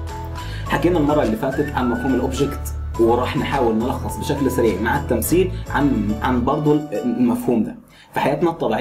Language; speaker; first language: Arabic; native; Arabic